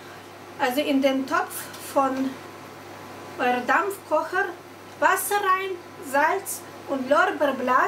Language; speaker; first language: German; non-native, fluent; Russian